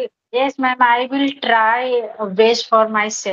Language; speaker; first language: English; non-native, learner; Hindi